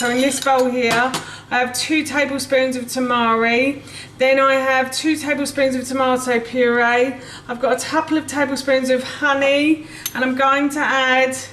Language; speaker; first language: English; native; English